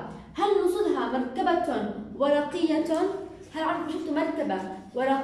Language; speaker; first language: Arabic; native; Arabic